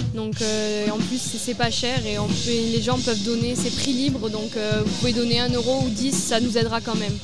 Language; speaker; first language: French; native; French